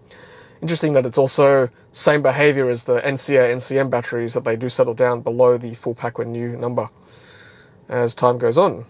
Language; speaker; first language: English; native; English